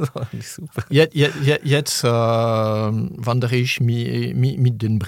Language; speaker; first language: German; non-native, local second language; French